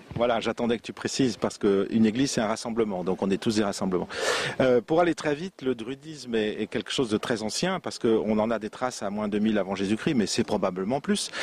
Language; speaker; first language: French; non-native, local second language; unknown